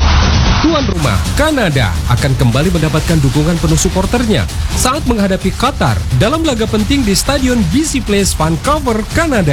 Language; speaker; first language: Indonesian; native; Indonesian